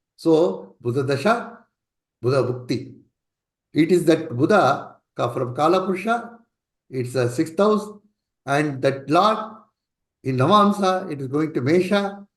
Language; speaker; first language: English; non-native, local second language; Tamil